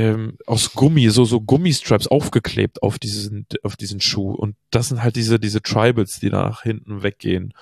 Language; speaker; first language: German; native; German